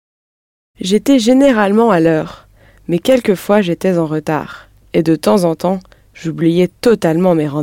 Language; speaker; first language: French; non-native, learner; English